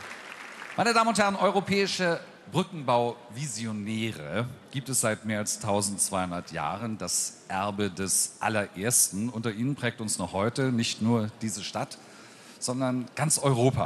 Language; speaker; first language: German; native; German